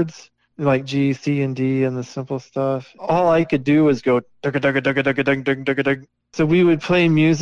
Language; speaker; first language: English; native; English